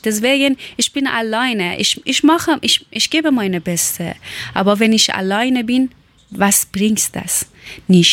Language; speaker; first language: German; non-native, learner; Persian